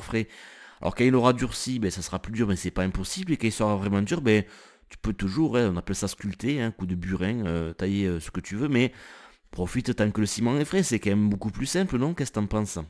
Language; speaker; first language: French; native; French